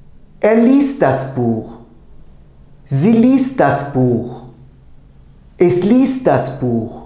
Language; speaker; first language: German; non-native, fluent; Turkish